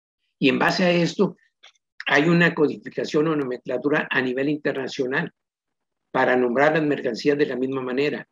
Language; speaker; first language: Spanish; native; Spanish